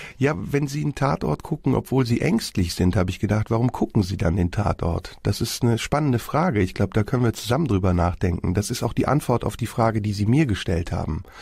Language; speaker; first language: German; early bilingual, other home language; Turkish